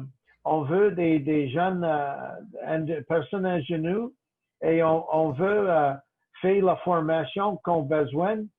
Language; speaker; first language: French; non-native, local second language; English